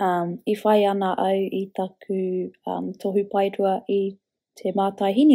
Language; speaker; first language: Māori; non-native, local second language; English